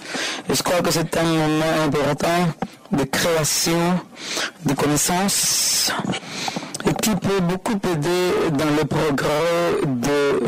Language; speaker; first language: French; non-native, fluent; Spanish